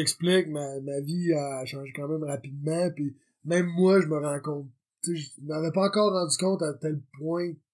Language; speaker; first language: French; native; French